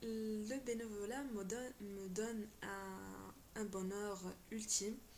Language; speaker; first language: French; non-native, local second language; Arabic